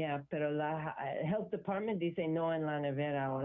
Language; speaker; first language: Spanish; non-native, learner; English